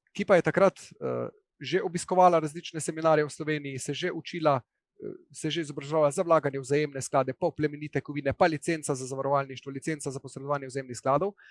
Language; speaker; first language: Slovenian; native; Slovenian